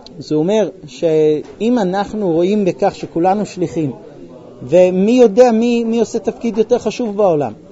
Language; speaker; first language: Hebrew; non-native, fluent; English